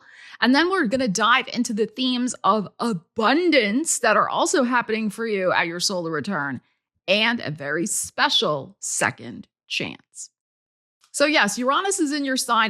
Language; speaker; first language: English; native; English